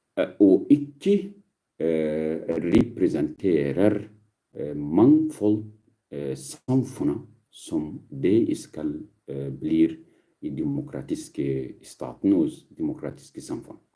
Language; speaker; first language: Swedish; non-native, learner; Arabic